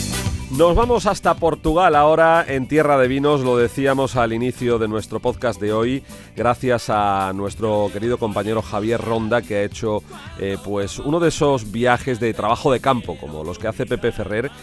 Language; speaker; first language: Spanish; native; Spanish